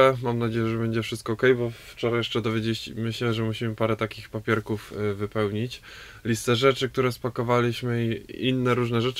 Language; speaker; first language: Polish; native; Polish